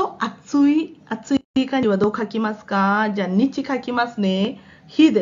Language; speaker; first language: Japanese; non-native, fluent; Hindi